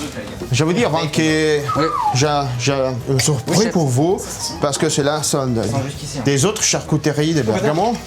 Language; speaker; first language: French; non-native, learner; Italian